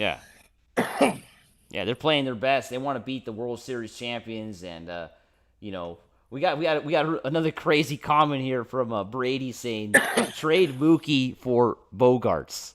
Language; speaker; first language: English; native; English